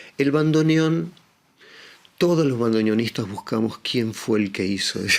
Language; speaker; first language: Spanish; native; Spanish